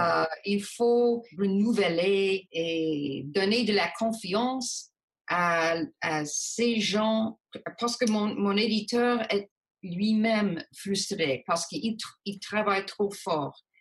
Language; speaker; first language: French; non-native, local second language; English